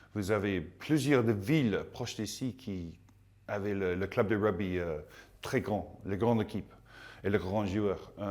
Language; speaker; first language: French; non-native, learner; English